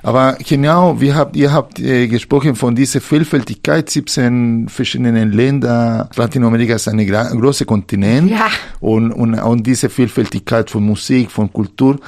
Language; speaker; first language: German; non-native, fluent; Spanish